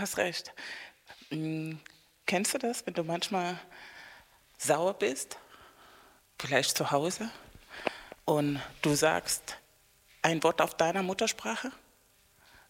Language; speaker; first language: German; non-native, fluent; Spanish